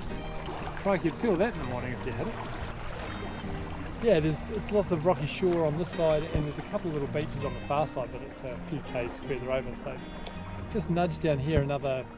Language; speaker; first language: English; native; English